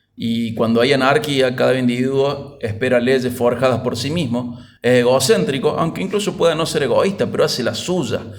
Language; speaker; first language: Spanish; native; Spanish